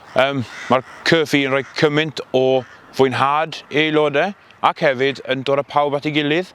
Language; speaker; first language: Welsh; native; Welsh